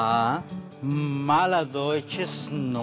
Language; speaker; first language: Russian; non-native, learner; Spanish